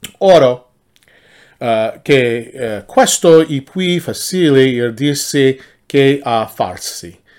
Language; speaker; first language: Italian; non-native, learner; English